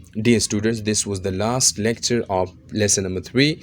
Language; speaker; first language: English; non-native, local second language; Urdu